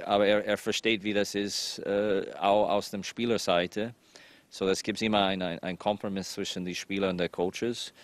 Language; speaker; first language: German; non-native, fluent; English